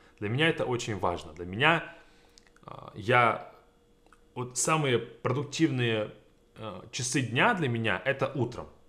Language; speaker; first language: Russian; native; Russian